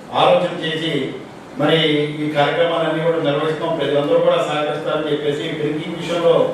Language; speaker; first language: Telugu; native; Telugu